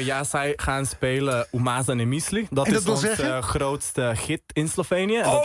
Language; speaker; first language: Dutch; early bilingual, heritage; Dutch